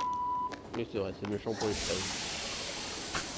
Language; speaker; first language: French; native; French